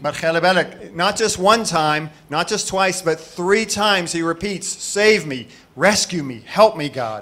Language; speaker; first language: English; native; English